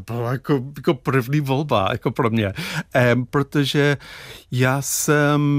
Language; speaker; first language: Czech; non-native, fluent; English